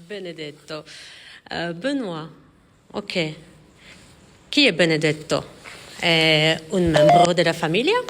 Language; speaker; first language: Italian; non-native, learner; French